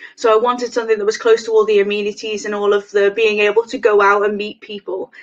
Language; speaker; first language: English; native; English